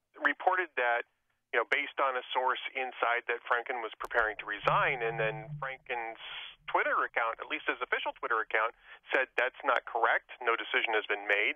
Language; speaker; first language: English; native; English